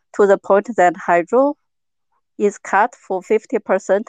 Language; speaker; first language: English; non-native, fluent; Chinese